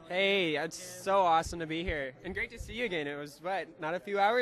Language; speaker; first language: English; native; English